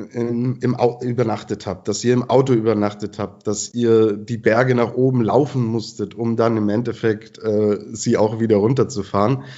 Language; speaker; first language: German; native; German